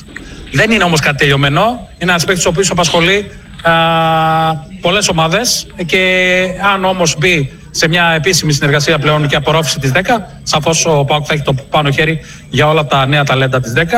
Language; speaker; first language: Greek; native; Greek